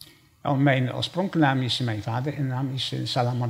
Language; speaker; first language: Dutch; non-native, fluent; Polish